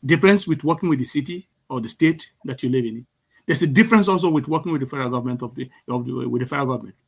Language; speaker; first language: English; non-native, local second language; Yoruba